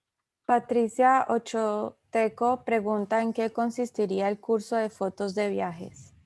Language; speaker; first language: Spanish; native; Spanish